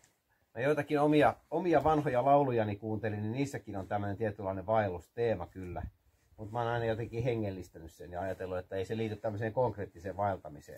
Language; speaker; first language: Finnish; native; Finnish